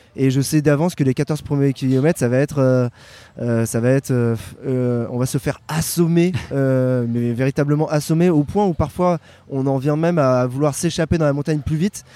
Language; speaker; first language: French; native; French